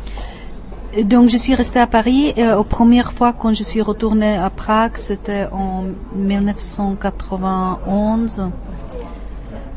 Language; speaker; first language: French; non-native, fluent; Czech